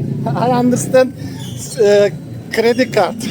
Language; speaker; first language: English; non-native, learner; Turkish